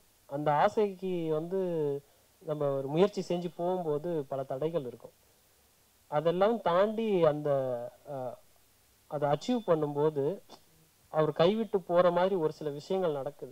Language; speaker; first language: Tamil; native; Tamil